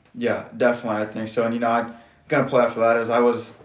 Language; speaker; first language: English; native; English